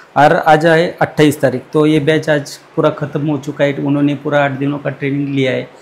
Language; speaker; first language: Hindi; non-native, local second language; Marathi